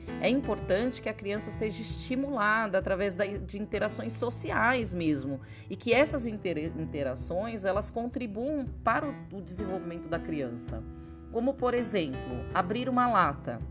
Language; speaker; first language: Portuguese; native; Portuguese